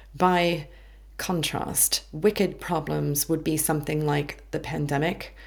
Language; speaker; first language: English; native; English